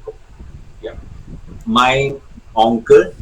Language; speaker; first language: German; non-native, learner; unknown